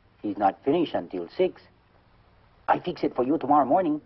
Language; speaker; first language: English; non-native, learner; Spanish